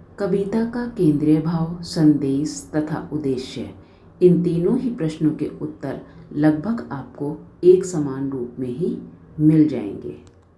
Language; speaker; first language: Hindi; native; Hindi